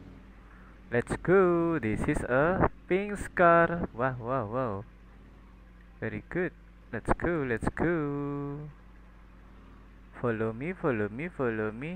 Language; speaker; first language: English; non-native, learner; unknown